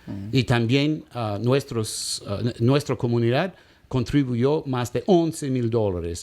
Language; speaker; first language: Spanish; non-native, learner; English